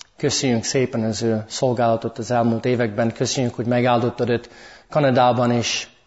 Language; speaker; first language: Hungarian; early bilingual, heritage; English